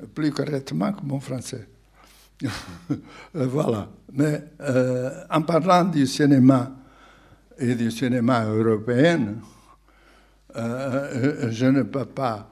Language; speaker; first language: French; non-native, fluent; Portuguese